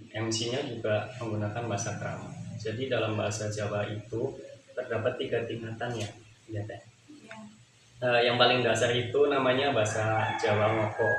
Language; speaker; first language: Indonesian; non-native, local second language; Javanese